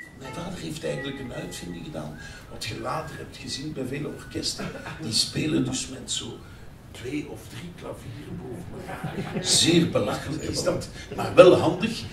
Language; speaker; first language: Dutch; native; Dutch